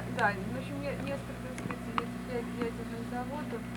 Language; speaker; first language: Russian; native; Russian